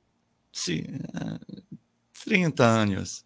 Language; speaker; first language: Spanish; non-native, learner; Portuguese